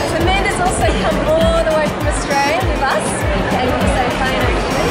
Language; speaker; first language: English; native; English